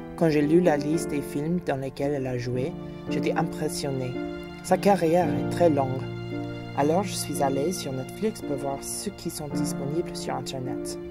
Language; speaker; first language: French; non-native, fluent; English